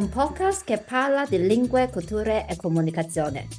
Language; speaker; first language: Italian; non-native, learner; Chinese